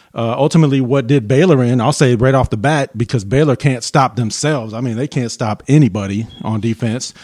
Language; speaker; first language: English; native; English